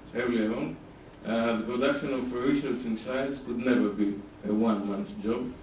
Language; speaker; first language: English; non-native, fluent; Greek